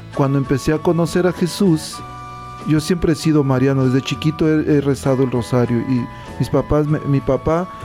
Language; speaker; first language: Spanish; native; Spanish